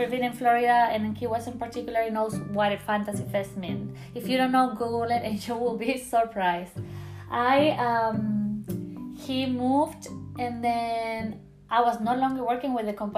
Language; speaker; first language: English; non-native, fluent; Spanish